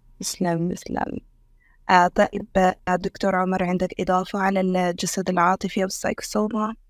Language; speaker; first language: Arabic; native; Arabic